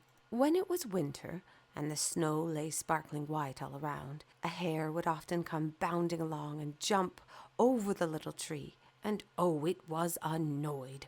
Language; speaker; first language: English; native; English